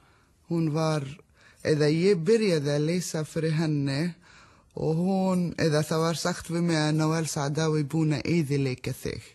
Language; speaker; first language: Icelandic; non-native, learner; Arabic